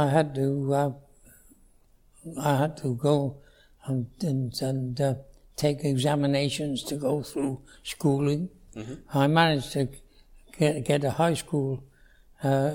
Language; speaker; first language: English; native; English